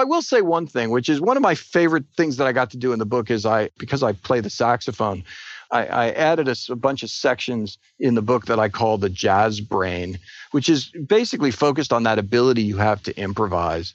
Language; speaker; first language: English; native; English